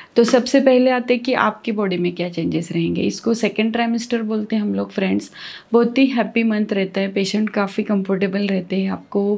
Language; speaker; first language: Hindi; non-native, local second language; Marathi